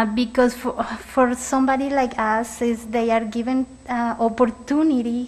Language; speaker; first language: English; non-native, learner; Spanish